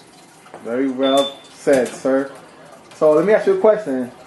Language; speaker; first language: English; native; English